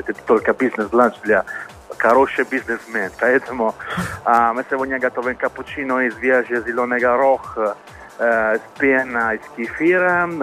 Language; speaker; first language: Russian; non-native, learner; Italian